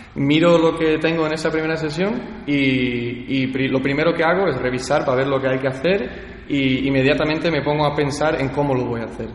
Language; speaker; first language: Spanish; early bilingual, heritage; Spanish